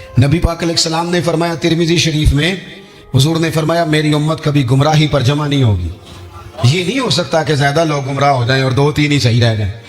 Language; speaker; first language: Urdu; non-native, local second language; Punjabi